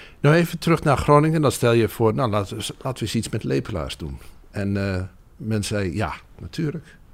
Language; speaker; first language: Dutch; native; Dutch